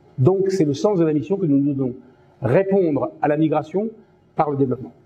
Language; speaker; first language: French; native; French